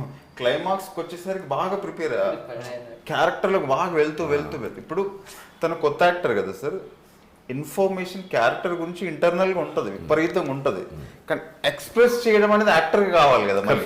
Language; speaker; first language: Telugu; native; Telugu